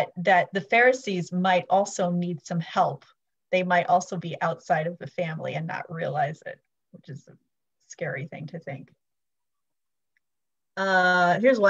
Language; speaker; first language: English; native; English